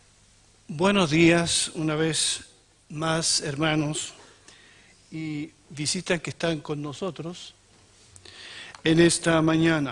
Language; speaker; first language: Spanish; native; Spanish